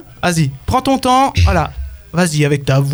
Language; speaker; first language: French; native; French